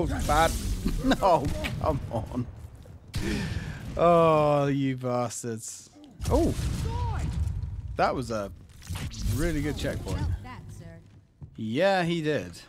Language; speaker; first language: English; native; English